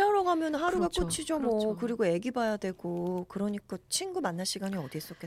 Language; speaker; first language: Korean; native; Korean